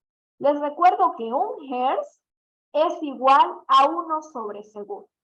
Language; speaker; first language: Spanish; native; Spanish